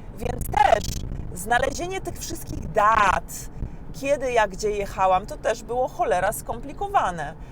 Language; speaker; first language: Polish; native; Polish